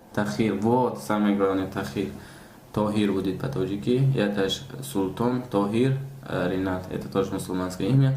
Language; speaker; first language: Russian; non-native, learner; Tajik